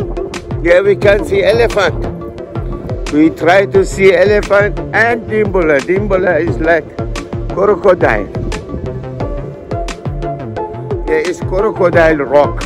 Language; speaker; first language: English; non-native, learner; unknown